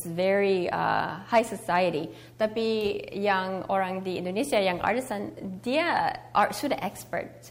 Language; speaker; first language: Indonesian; early bilingual, heritage; Indonesian